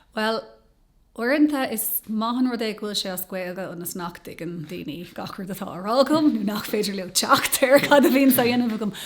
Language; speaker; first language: Irish; non-native, local second language; English